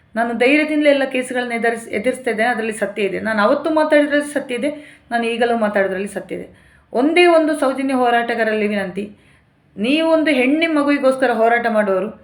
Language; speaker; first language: Kannada; native; Kannada